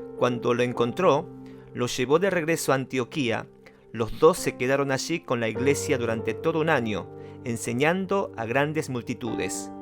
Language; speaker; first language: Spanish; non-native, fluent; Korean